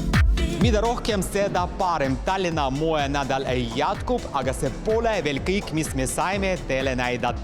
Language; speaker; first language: Estonian; non-native, local second language; Russian